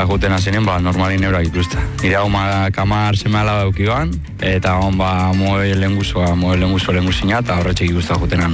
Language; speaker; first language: Basque; early bilingual, other home language; Spanish